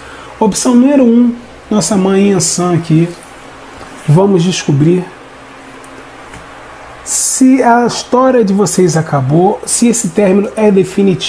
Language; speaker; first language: Portuguese; native; Portuguese